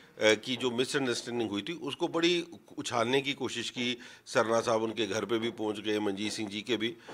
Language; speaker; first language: Hindi; non-native, local second language; Punjabi